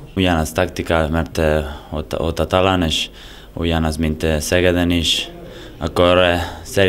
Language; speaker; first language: Hungarian; non-native, learner; Spanish